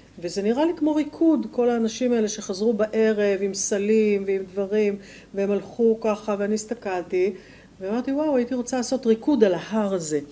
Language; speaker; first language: Hebrew; native; Hebrew